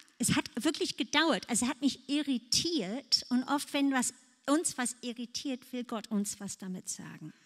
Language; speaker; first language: German; non-native, fluent; English